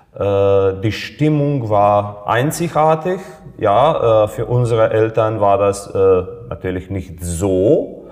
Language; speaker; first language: German; non-native, fluent; Serbian